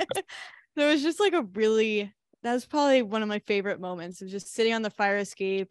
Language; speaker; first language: English; native; English